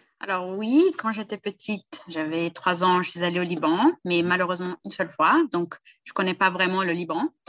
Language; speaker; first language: French; early bilingual, heritage; Portuguese